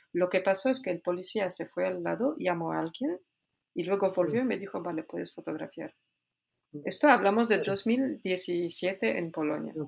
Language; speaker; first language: Spanish; non-native, fluent; Polish